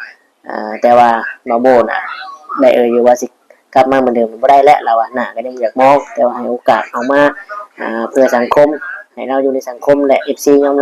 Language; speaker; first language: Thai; non-native, local second language; Lao